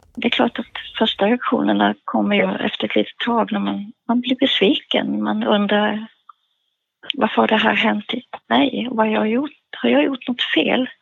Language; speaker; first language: Swedish; native; Swedish